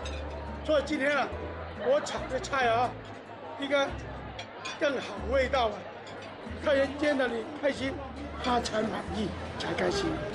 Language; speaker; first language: Chinese; non-native, local second language; Cantonese